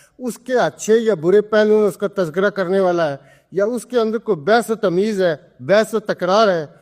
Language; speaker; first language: Urdu; non-native, local second language; Pahari-Potwari